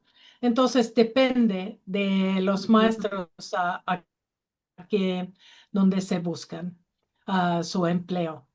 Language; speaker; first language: Spanish; non-native, learner; Finnish